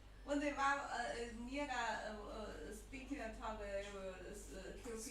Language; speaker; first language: English; non-native, learner; Chinese